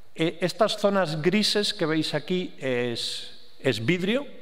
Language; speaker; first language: Spanish; native; Spanish